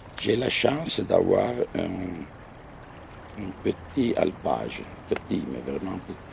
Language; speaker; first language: French; non-native, local second language; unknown